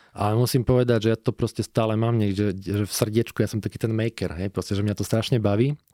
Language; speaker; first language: Slovak; native; Slovak